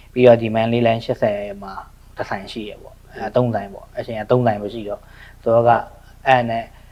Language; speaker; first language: Burmese; native; Burmese